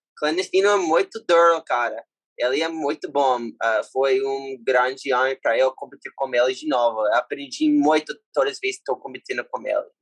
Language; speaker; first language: Portuguese; non-native, learner; English